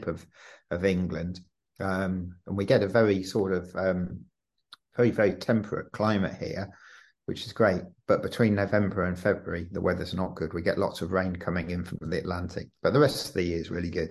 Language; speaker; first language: English; native; English